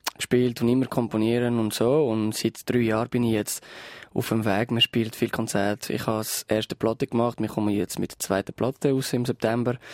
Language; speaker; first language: German; non-native, local second language; French